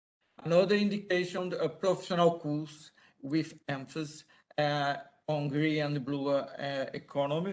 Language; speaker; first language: English; non-native, learner; Portuguese